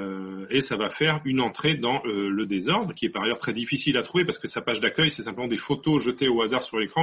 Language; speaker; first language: French; native; French